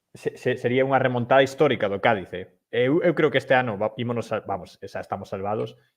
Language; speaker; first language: Galician; non-native, local second language; Spanish